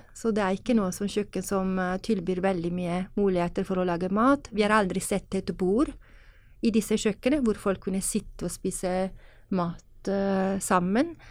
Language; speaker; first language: Norwegian; non-native, fluent; Italian